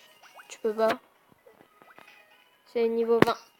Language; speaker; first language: French; native; French